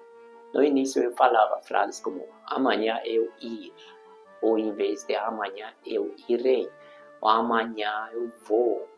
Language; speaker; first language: Portuguese; non-native, fluent; Hungarian